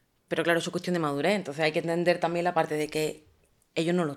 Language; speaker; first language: Spanish; native; Spanish